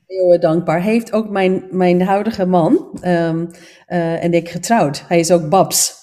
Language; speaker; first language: Dutch; non-native, fluent; English